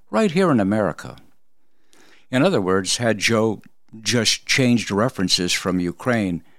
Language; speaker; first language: English; early bilingual, other home language; Polish